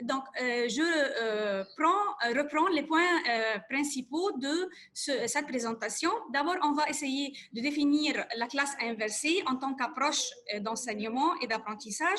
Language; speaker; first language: French; non-native, fluent; Arabic